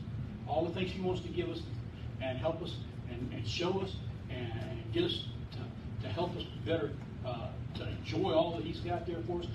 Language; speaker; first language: English; native; English